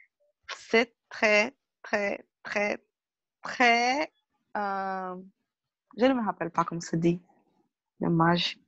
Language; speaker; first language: French; non-native, learner; Portuguese